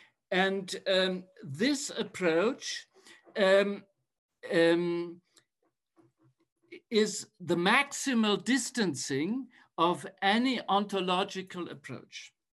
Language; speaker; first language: English; non-native, fluent; German